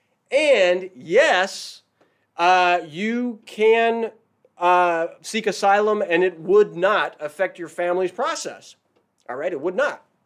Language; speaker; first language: English; native; English